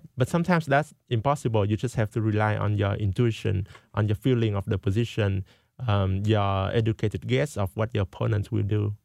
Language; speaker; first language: English; non-native, fluent; Vietnamese